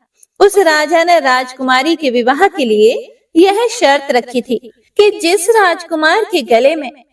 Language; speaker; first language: Hindi; native; Hindi